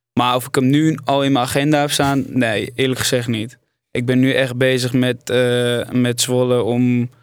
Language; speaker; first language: Dutch; native; Dutch